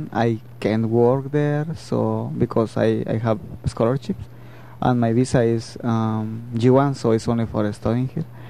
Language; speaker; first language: English; non-native, learner; Spanish